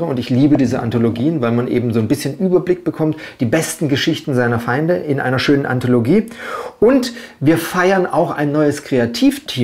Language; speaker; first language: German; native; German